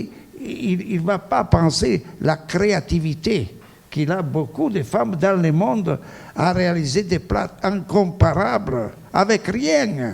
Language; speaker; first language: French; non-native, fluent; Italian